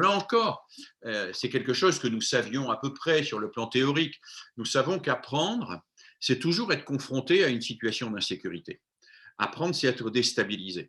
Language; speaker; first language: French; native; French